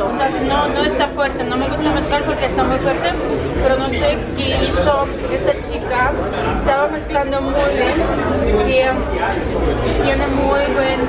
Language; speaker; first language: Spanish; non-native, learner; Russian